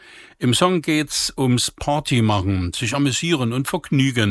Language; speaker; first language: German; native; German